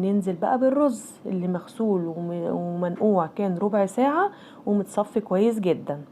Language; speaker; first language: Arabic; native; Arabic